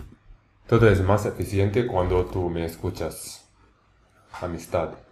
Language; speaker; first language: Spanish; non-native, learner; English